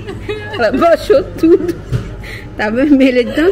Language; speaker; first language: Portuguese; native; Portuguese